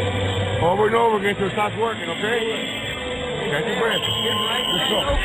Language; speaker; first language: English; native; English